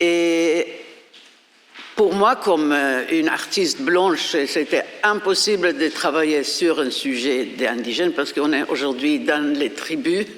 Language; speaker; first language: French; non-native, fluent; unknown